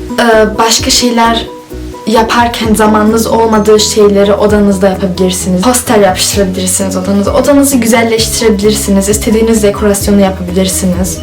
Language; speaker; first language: Turkish; early bilingual, heritage; Turkish